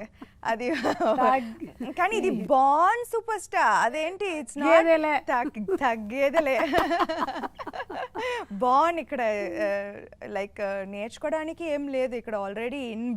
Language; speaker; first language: Telugu; non-native, fluent; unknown